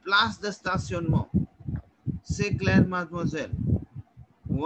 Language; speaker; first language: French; non-native, learner; Hindi